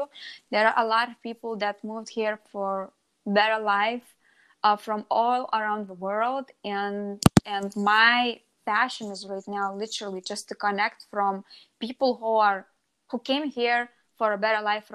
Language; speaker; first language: English; non-native, fluent; Lithuanian